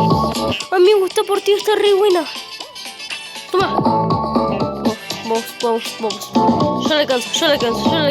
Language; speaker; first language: Spanish; native; Spanish